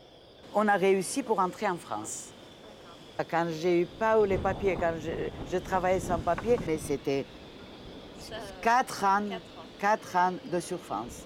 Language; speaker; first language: French; non-native, fluent; Armenian